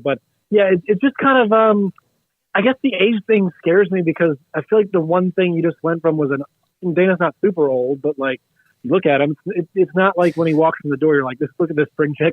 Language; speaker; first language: English; native; English